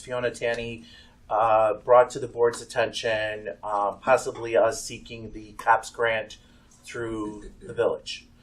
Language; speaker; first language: English; native; English